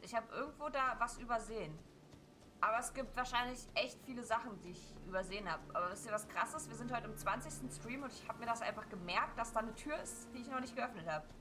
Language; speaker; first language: German; native; German